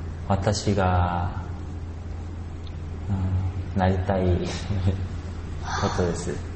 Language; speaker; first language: Japanese; non-native, learner; Korean